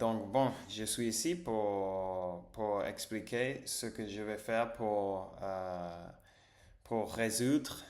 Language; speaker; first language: French; non-native, learner; English